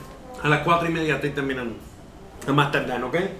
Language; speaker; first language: Spanish; early bilingual, heritage; Spanish